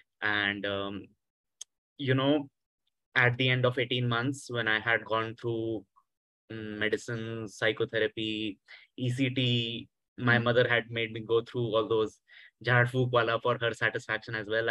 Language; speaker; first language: English; non-native, local second language; Hindi